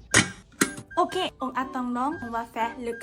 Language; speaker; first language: French; non-native, learner; Thai